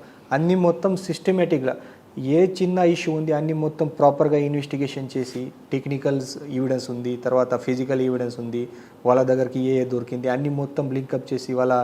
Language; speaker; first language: Telugu; non-native, fluent; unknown